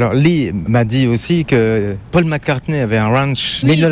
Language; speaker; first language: French; native; French